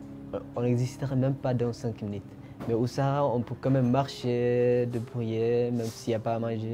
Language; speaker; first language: French; non-native, fluent; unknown